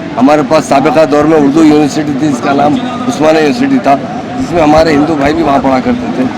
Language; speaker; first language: Urdu; native; Urdu